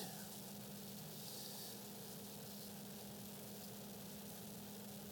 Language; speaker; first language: English; non-native, fluent; German